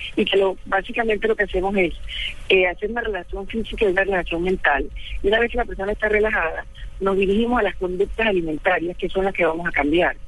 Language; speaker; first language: Spanish; native; Spanish